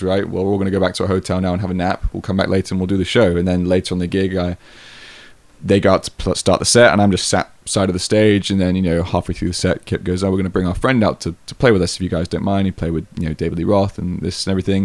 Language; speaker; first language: English; native; English